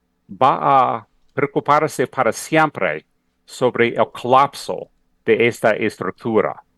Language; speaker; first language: Spanish; non-native, fluent; English